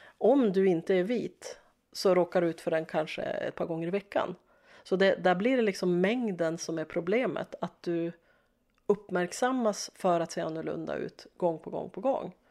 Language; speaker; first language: Swedish; native; Swedish